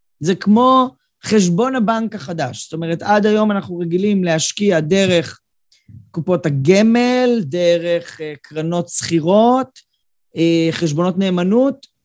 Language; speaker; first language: Hebrew; native; Hebrew